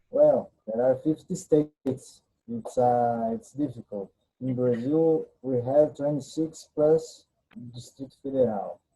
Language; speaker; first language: English; non-native, learner; Portuguese